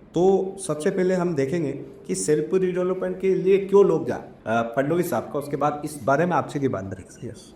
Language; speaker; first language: Hindi; native; Hindi